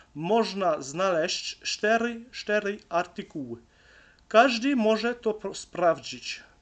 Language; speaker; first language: Polish; non-native, learner; French